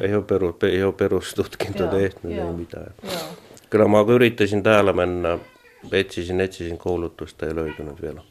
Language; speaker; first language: Finnish; non-native, learner; Estonian